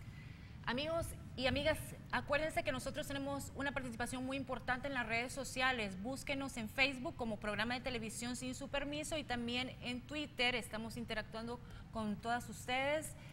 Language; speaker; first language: Spanish; native; Spanish